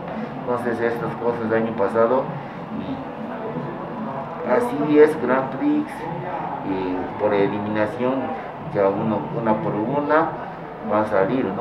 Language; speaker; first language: Spanish; non-native, fluent; Japanese